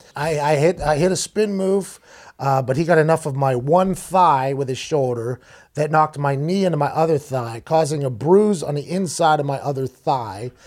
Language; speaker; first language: English; native; English